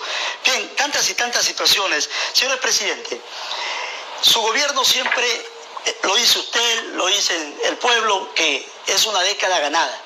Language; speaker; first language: Spanish; native; Spanish